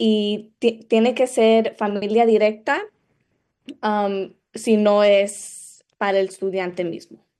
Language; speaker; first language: Spanish; early bilingual, other home language; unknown